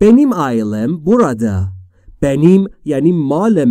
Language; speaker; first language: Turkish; non-native, fluent; Persian